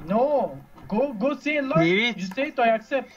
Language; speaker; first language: English; non-native, learner; Uzbek